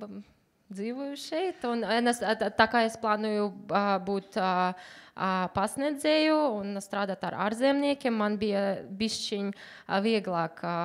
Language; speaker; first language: Latvian; non-native, learner; Uzbek